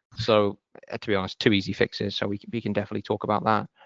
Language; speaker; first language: English; native; English